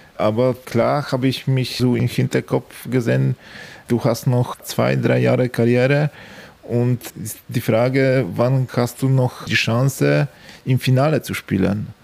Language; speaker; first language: German; non-native, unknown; Polish